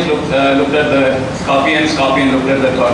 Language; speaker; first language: English; non-native, local second language; Telugu